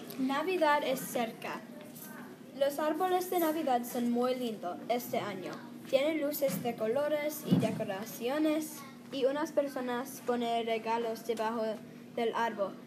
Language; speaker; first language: Spanish; non-native, learner; English